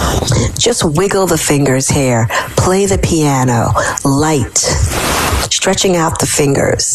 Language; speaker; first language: English; native; English